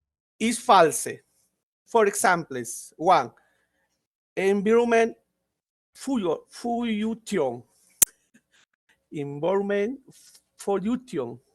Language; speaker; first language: English; non-native, learner; Spanish